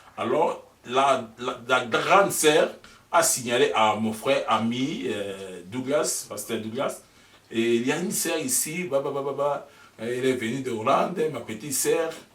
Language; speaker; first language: French; non-native, local second language; Lingala